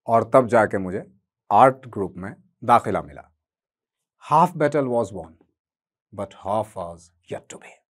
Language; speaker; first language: Hindi; native; Hindi